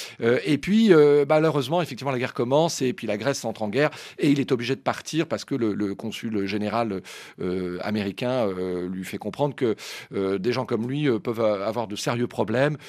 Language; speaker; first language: French; native; French